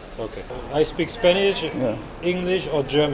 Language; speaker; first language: English; non-native, learner; Spanish